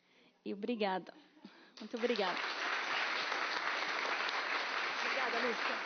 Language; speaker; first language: Portuguese; non-native, learner; Arabic